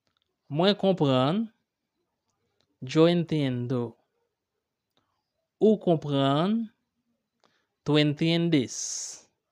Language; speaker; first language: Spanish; non-native, learner; Haitian Creole